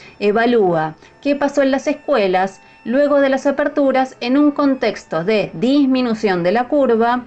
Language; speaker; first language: Spanish; native; Spanish